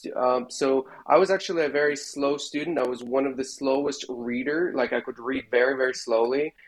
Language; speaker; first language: English; non-native, fluent; Russian